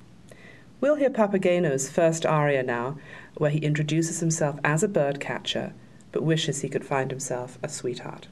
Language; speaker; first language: English; native; English